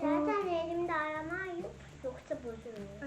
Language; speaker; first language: Turkish; early bilingual, heritage; Turkish